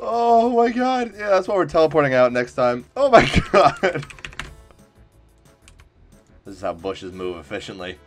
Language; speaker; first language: English; native; English